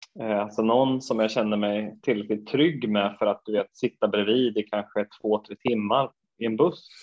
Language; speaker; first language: Swedish; native; Swedish